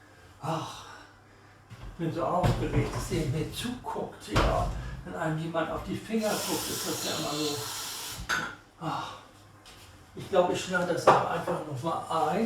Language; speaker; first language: German; native; German